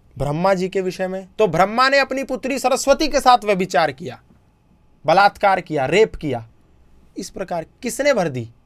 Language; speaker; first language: Hindi; native; Hindi